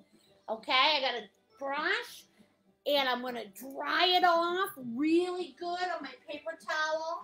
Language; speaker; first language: English; native; English